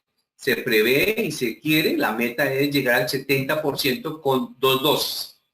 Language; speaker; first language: Spanish; native; Spanish